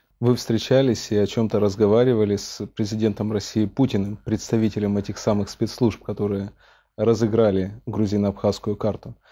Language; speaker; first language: Russian; native; Russian